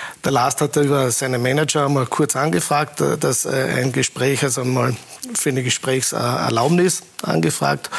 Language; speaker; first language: German; native; German